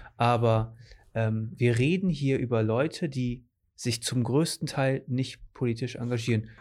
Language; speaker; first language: German; early bilingual, other home language; Portuguese